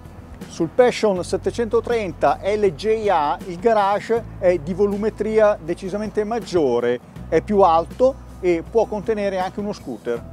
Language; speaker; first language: Italian; native; Italian